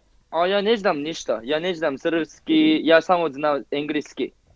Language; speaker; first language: Croatian; non-native, learner; Japanese